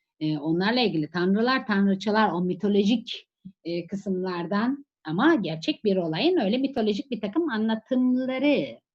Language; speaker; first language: Turkish; native; Turkish